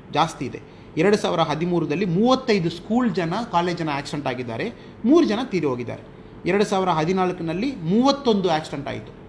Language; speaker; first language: Kannada; non-native, local second language; Tamil